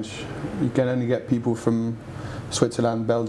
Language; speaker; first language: English; non-native, fluent; French